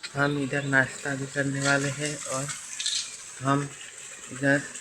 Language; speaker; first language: Hindi; non-native, local second language; Gujarati